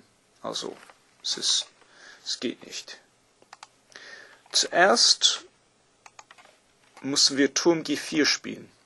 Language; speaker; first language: German; non-native, fluent; English